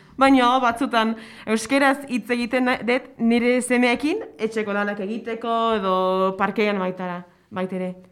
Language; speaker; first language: Basque; non-native, learner; English